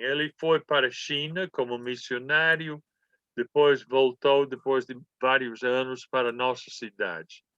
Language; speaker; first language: Portuguese; non-native, fluent; English